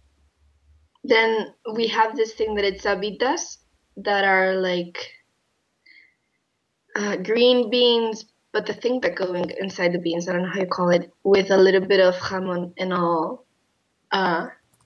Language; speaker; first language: English; non-native, fluent; Spanish